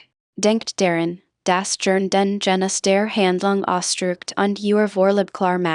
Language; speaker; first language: German; non-native, fluent; English